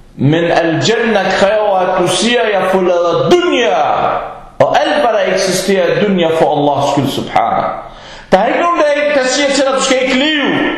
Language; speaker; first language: Danish; early bilingual, other home language; Arabic